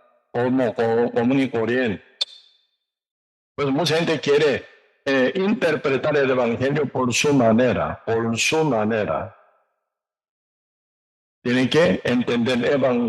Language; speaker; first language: Spanish; non-native, learner; Korean